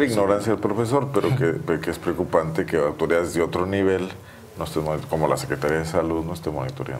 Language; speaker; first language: Spanish; native; Spanish